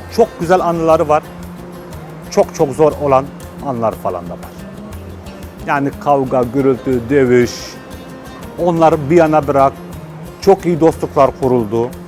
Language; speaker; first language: Turkish; native; Turkish